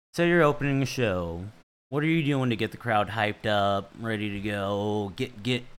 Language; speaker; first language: English; native; English